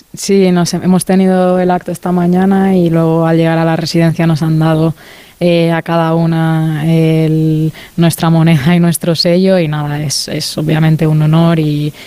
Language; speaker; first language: Spanish; native; Spanish